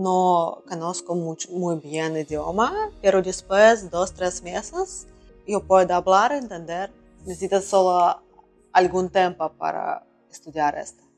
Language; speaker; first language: Spanish; non-native, learner; Russian